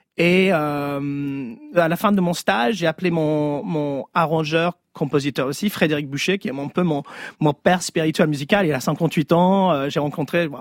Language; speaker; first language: French; early bilingual, other home language; English